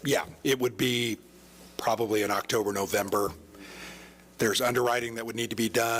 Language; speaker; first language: English; native; English